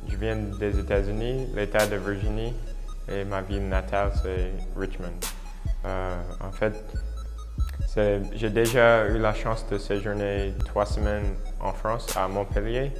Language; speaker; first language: French; non-native, learner; English